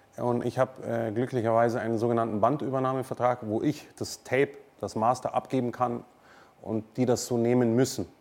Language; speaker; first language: German; native; German